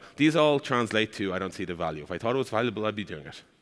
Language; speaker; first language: English; native; English